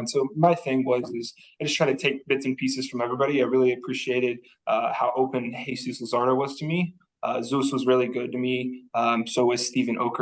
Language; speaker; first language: English; native; English